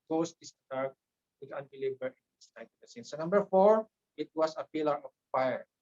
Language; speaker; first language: English; non-native, local second language; Filipino